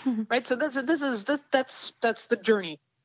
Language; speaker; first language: English; native; English